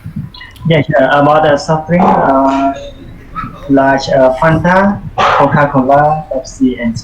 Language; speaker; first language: English; non-native, learner; Khmer